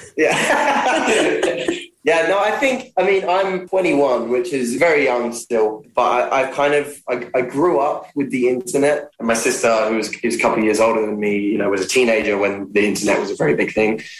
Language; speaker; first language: English; native; English